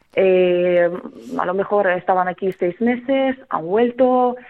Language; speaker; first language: Spanish; non-native, fluent; Ukrainian